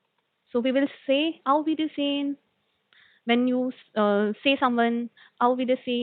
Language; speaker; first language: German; non-native, learner; Hindi